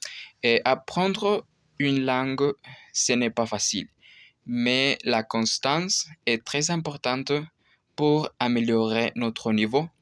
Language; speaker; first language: French; non-native, learner; Spanish